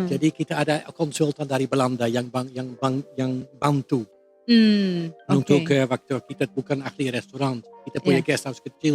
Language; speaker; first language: Indonesian; non-native, fluent; Dutch